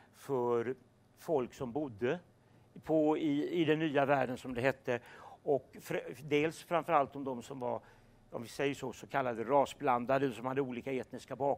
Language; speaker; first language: Swedish; native; Swedish